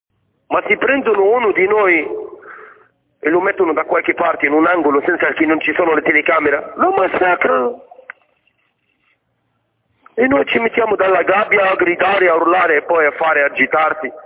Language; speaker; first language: Italian; non-native, fluent; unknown